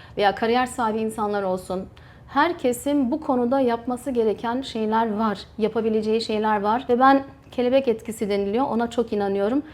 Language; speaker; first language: Turkish; early bilingual, heritage; Turkish